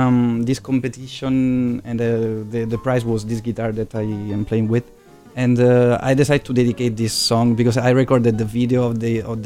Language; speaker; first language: English; non-native, fluent; Italian